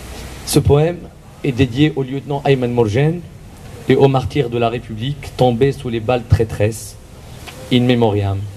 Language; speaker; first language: French; non-native, local second language; Arabic